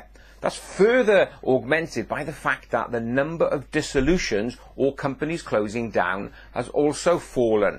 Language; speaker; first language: English; native; English